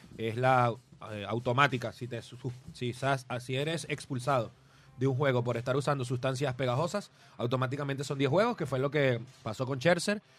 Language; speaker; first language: Spanish; native; Spanish